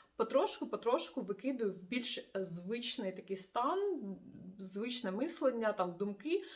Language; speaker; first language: Ukrainian; non-native, local second language; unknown